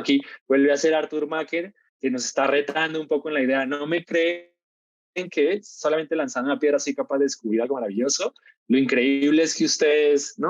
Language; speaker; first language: Spanish; native; Spanish